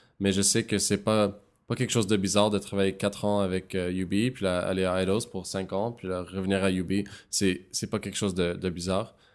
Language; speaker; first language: French; non-native, local second language; English